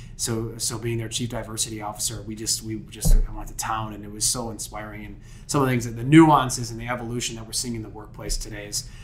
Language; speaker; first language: English; native; English